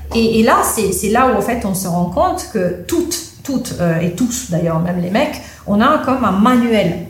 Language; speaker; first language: French; non-native, fluent; Italian